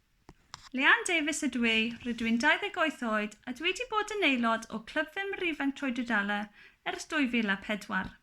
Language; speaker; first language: Welsh; non-native, local second language; English